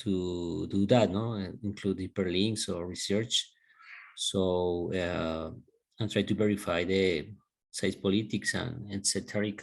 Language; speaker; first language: English; non-native, learner; Spanish